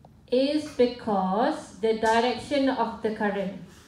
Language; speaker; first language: English; non-native, local second language; Malay